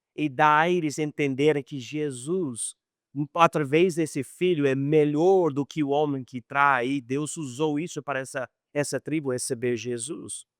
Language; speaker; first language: Portuguese; non-native, fluent; English